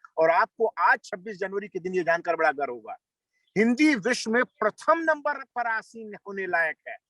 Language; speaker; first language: Hindi; native; Hindi